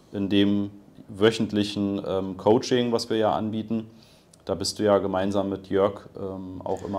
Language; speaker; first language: German; native; German